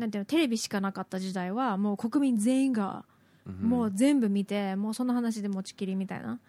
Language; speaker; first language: Japanese; native; Japanese